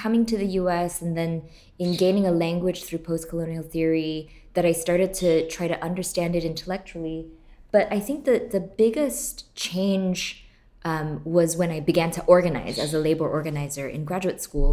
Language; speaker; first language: English; native; English